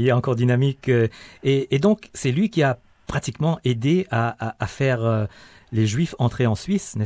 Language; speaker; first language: French; native; French